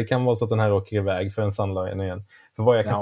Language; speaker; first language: Swedish; native; Swedish